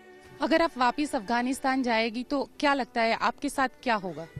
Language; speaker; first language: Hindi; native; Hindi